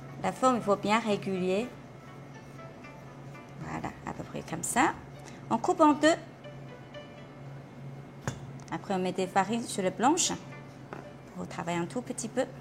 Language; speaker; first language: French; non-native, fluent; Chinese